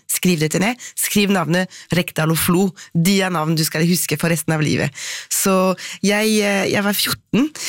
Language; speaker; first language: Norwegian; non-native, fluent; French